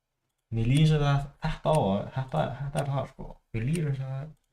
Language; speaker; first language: Icelandic; non-native, learner; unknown